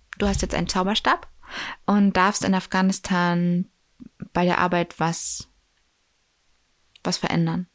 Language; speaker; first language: German; native; German